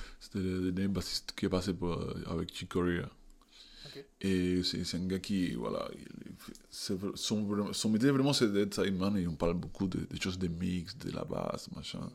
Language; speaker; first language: French; non-native, fluent; Spanish